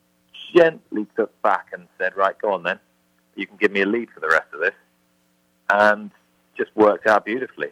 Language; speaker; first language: English; native; English